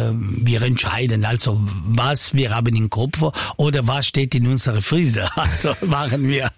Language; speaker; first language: German; non-native, learner; Italian